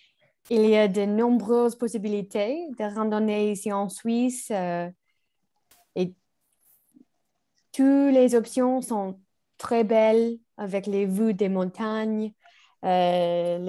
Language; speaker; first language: French; non-native, learner; English